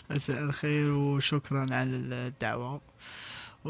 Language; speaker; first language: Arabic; native; Arabic